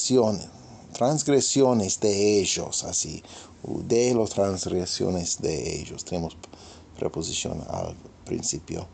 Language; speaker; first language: Spanish; non-native, fluent; English